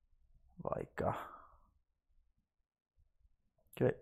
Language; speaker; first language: Finnish; non-native, learner; English